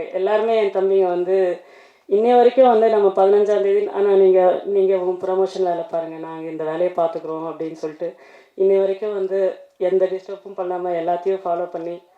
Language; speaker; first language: Tamil; native; Tamil